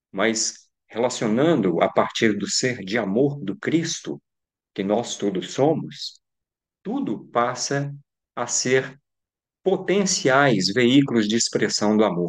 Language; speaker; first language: Portuguese; native; Portuguese